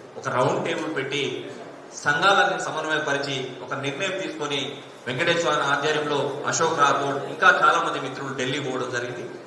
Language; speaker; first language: Telugu; non-native, local second language; Lambadi